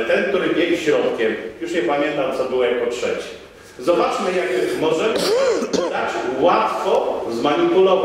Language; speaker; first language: Polish; native; Polish